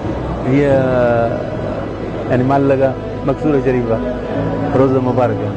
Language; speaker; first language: Arabic; non-native, learner; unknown